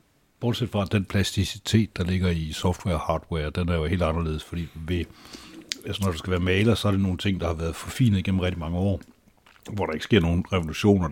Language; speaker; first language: Danish; native; Danish